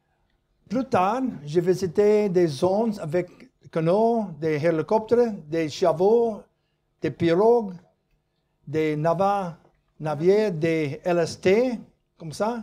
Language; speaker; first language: French; non-native, learner; English